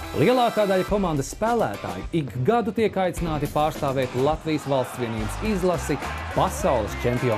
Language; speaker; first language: Latvian; native; Latvian